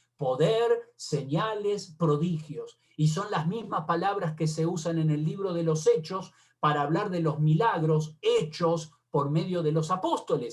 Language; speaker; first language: Spanish; native; Spanish